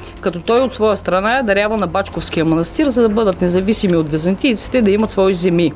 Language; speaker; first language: Bulgarian; native; Bulgarian